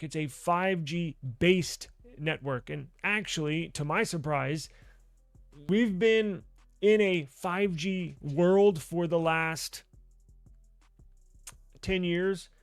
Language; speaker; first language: English; native; English